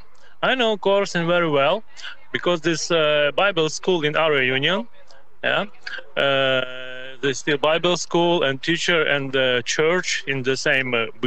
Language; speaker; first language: English; non-native, learner; Ukrainian